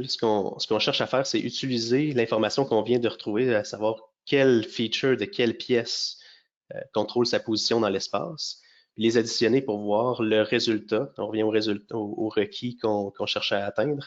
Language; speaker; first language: French; native; French